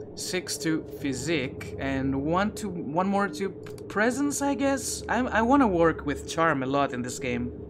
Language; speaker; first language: English; non-native, fluent; Greek